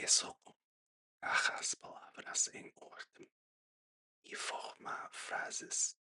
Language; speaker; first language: Portuguese; non-native, learner; English